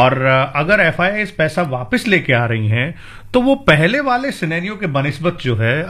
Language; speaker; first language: Hindi; native; Hindi